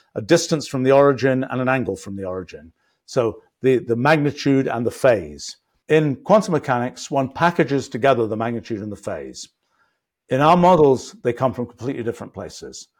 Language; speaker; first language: English; native; English